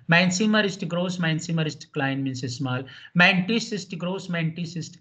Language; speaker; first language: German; non-native, fluent; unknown